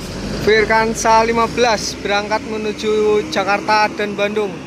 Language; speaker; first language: Indonesian; native; Indonesian